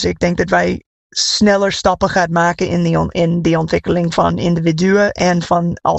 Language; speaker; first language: Dutch; non-native, fluent; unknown